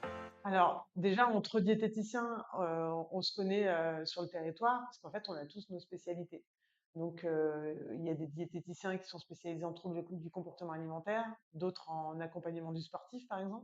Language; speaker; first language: French; native; French